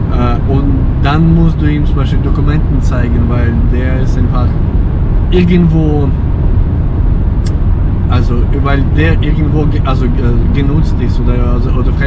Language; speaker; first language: German; non-native, fluent; Ukrainian